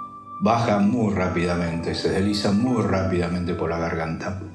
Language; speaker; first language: Spanish; native; Spanish